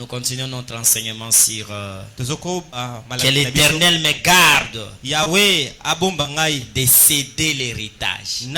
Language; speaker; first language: Haitian Creole; non-native, local second language; Lingala